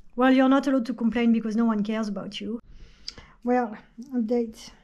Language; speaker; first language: English; non-native, fluent; French